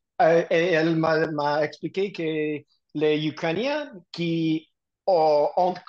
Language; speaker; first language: French; non-native, learner; English